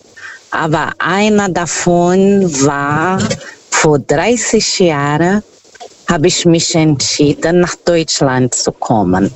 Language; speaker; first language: German; non-native, fluent; Portuguese